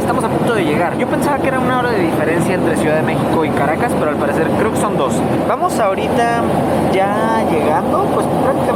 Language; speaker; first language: Spanish; native; Spanish